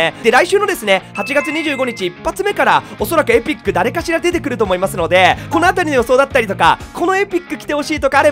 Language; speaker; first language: Japanese; native; Japanese